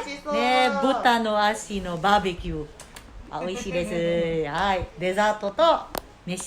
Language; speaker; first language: Japanese; non-native, learner; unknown